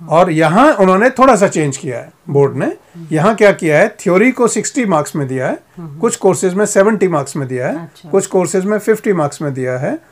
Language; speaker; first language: Hindi; native; Hindi